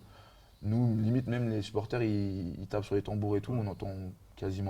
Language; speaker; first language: French; native; French